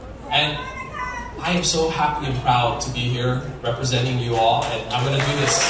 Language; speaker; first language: English; early bilingual, other home language; Vietnamese